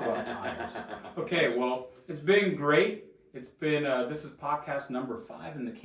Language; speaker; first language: English; native; English